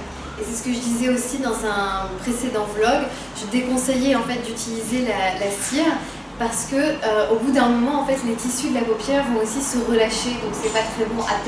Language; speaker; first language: French; native; French